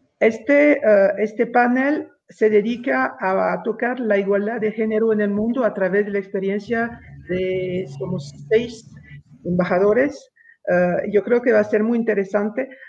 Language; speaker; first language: Spanish; non-native, fluent; French